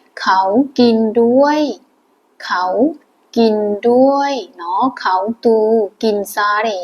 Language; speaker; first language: Thai; non-native, fluent; Burmese